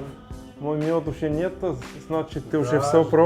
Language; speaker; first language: Russian; non-native, learner; German